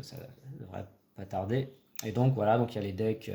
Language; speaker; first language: French; native; French